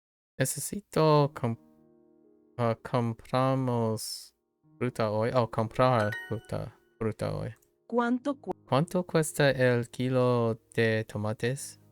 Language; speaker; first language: Spanish; non-native, learner; English